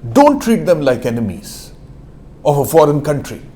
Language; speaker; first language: English; non-native, local second language; Urdu